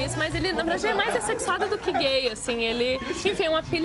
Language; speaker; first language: Portuguese; native; Portuguese